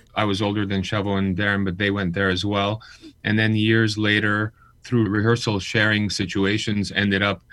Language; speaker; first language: English; early bilingual, other home language; Armenian